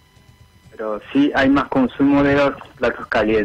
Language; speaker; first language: Spanish; non-native, fluent; Japanese